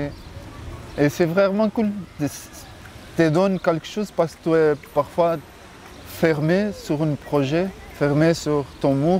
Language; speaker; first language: French; non-native, fluent; Portuguese